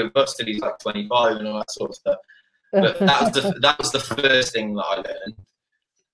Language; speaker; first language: English; native; English